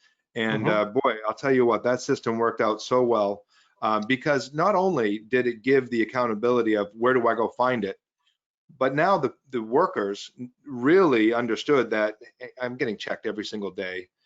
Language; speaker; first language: English; native; English